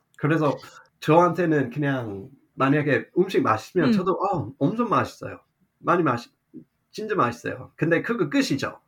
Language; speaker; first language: Korean; non-native, fluent; English